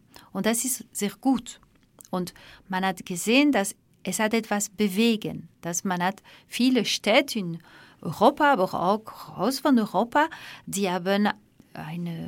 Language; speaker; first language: German; non-native, fluent; French